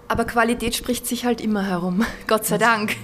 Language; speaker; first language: German; native; German